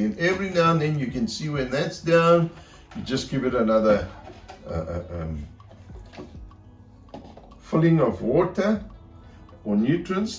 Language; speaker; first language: English; native; English